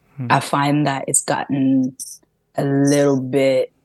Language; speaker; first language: English; early bilingual, other home language; French